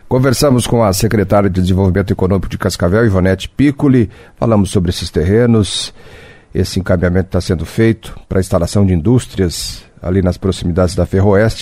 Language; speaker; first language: Portuguese; native; Portuguese